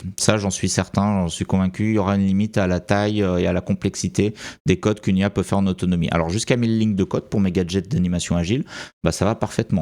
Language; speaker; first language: French; native; French